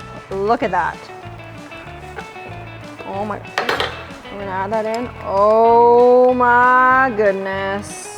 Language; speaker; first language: English; native; English